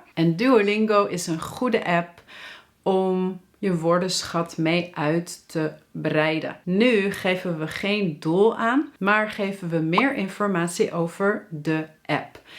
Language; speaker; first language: Dutch; native; Dutch